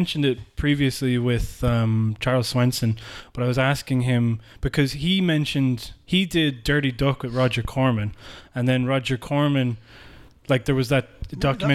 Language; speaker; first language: English; native; English